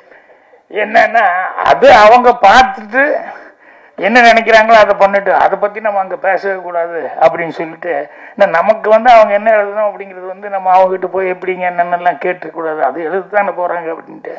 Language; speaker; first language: Tamil; native; Tamil